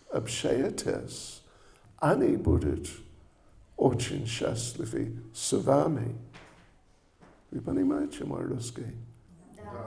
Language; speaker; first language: Russian; non-native, learner; English